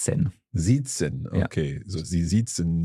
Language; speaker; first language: German; non-native, fluent; English